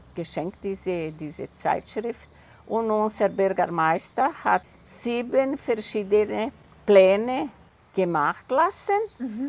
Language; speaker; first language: German; non-native, local second language; Portuguese